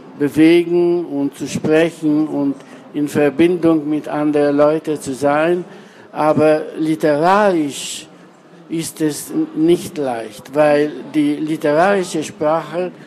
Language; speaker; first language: German; non-native, fluent; Romanian